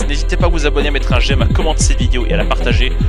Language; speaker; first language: French; native; French